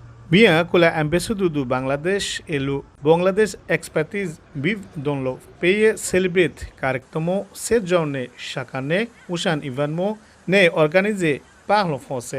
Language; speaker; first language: French; non-native, local second language; Bangla